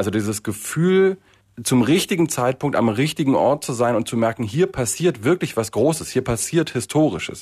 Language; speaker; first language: German; native; German